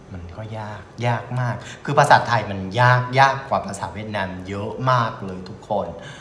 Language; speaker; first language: Thai; non-native, fluent; Vietnamese